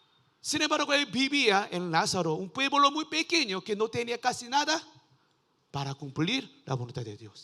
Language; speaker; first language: Spanish; non-native, learner; Korean